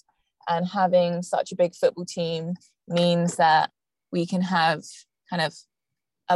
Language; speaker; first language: English; native; English